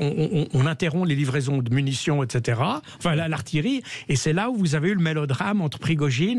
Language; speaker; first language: French; native; French